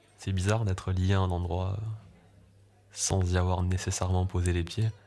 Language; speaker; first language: French; native; French